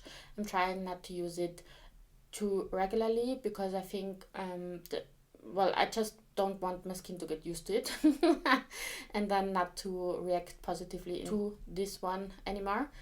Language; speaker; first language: English; non-native, fluent; German